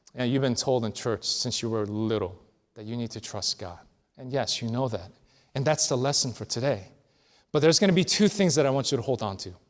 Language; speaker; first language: English; early bilingual, other home language; Korean